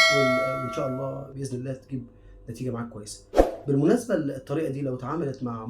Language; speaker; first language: Arabic; native; Arabic